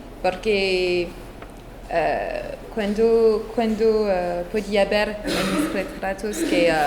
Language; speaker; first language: Spanish; non-native, fluent; French